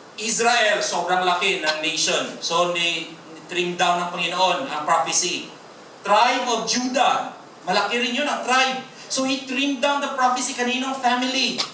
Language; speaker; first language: Filipino; non-native, local second language; Hiligaynon